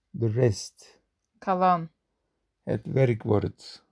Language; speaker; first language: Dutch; non-native, learner; Turkish